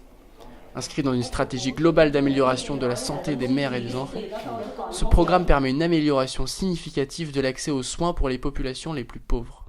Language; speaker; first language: French; native; French